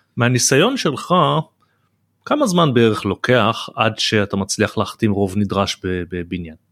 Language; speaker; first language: Hebrew; native; Hebrew